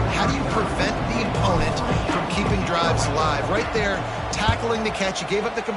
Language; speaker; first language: English; native; English